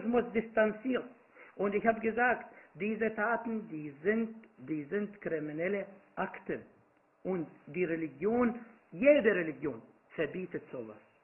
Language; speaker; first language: German; non-native, fluent; Arabic